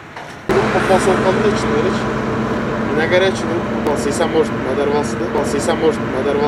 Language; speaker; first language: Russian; non-native, local second language; Kyrgyz